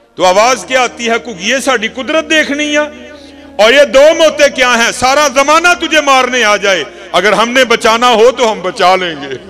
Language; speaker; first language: Urdu; non-native, local second language; Punjabi